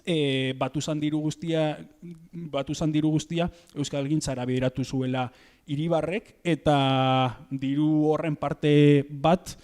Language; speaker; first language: Basque; native; Basque